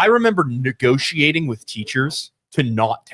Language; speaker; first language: English; native; English